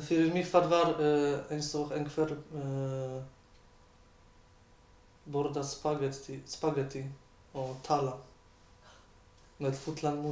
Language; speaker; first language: Icelandic; non-native, learner; Polish